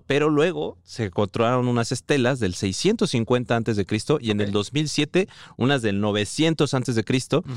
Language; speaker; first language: Spanish; native; Spanish